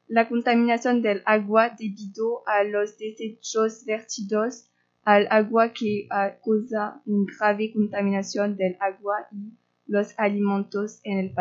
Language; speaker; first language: Spanish; non-native, learner; French